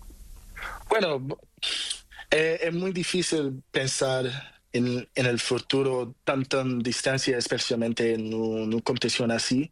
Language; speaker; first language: Spanish; non-native, learner; Portuguese